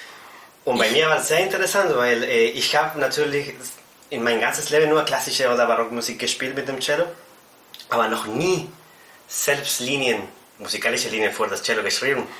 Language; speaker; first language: German; non-native, fluent; Spanish